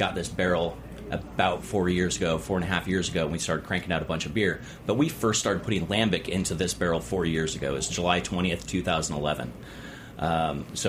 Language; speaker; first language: English; native; English